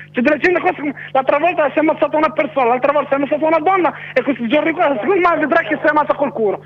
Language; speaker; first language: Italian; non-native, fluent; Arabic